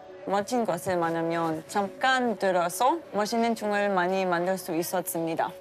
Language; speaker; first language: Korean; non-native, learner; German